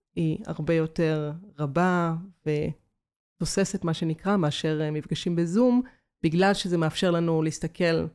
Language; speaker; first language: Hebrew; native; Hebrew